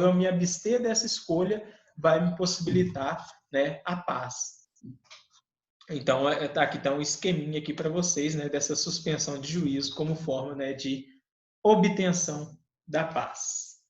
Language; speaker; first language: Portuguese; native; Portuguese